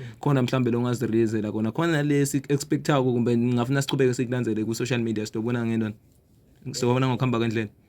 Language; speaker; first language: Zulu; native; Zulu